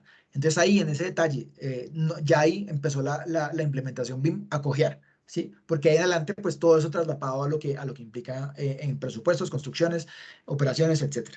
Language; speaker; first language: Spanish; native; Spanish